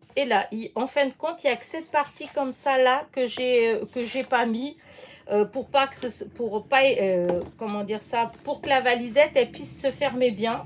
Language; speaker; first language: French; native; French